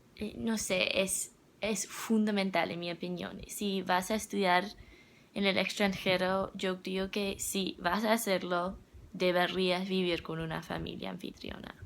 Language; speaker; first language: Spanish; non-native, learner; English